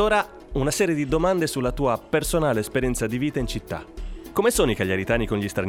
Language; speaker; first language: Italian; native; Italian